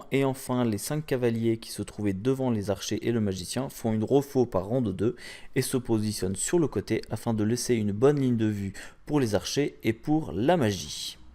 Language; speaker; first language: French; native; French